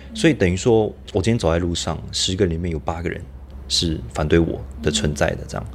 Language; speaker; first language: Chinese; native; Chinese